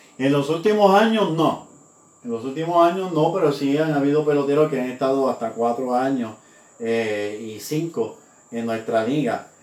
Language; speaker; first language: Spanish; native; Spanish